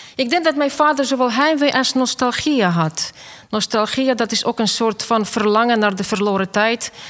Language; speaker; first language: Dutch; non-native, fluent; Russian